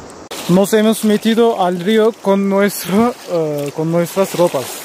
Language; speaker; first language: Spanish; non-native, learner; Turkish